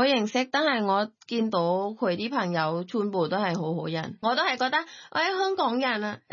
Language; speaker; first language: Cantonese; non-native, learner; Thai